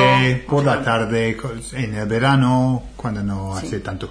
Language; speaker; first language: Spanish; non-native, fluent; English